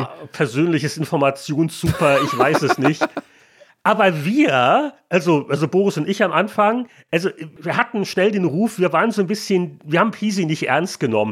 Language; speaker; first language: German; native; German